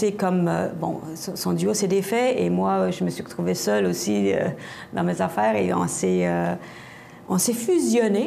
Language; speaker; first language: French; native; French